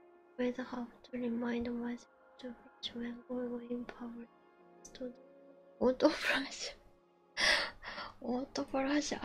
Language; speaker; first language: English; non-native, learner; Japanese